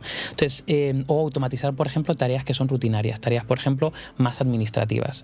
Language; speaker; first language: Spanish; native; Spanish